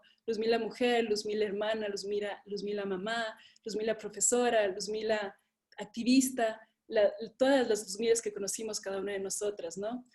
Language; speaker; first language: Spanish; native; Spanish